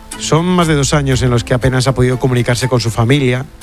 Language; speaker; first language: Spanish; native; Spanish